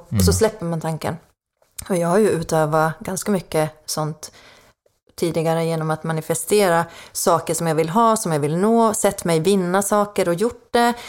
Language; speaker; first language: Swedish; native; Swedish